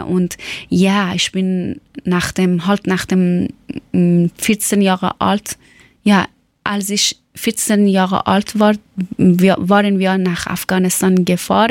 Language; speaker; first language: German; non-native, learner; Persian